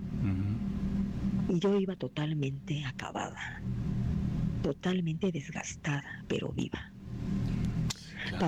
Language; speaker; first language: Spanish; native; Spanish